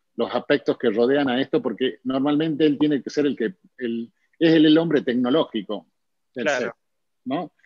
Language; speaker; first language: Spanish; native; Spanish